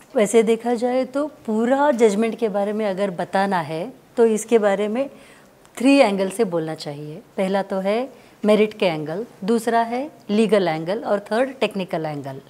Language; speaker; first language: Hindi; non-native, local second language; Kannada